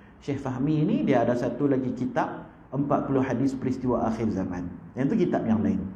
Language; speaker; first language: Malay; native; Malay